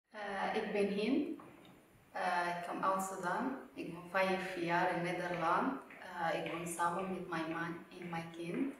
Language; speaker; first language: Dutch; non-native, learner; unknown